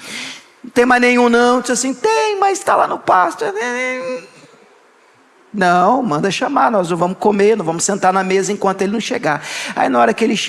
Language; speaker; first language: Portuguese; native; Portuguese